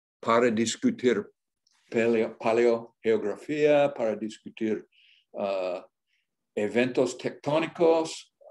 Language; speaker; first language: Spanish; non-native, learner; English